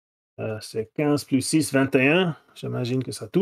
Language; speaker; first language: French; non-native, fluent; English